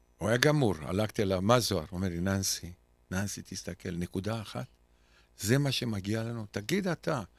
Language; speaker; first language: Hebrew; non-native, fluent; Romanian